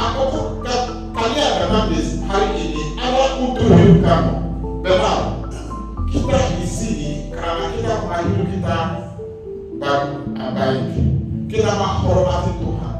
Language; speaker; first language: Indonesian; non-native, fluent; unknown